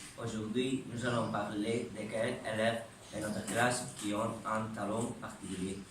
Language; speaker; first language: French; non-native, learner; Spanish